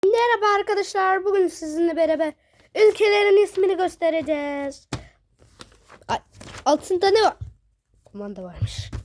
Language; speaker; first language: Turkish; early bilingual, other home language; Arabic